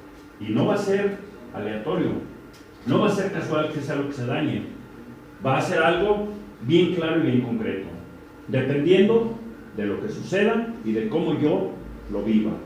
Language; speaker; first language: Spanish; native; Spanish